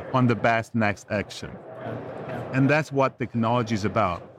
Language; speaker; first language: English; non-native, fluent; Italian